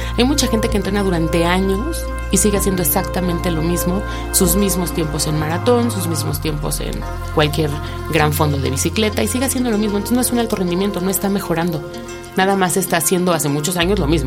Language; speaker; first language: Spanish; native; Spanish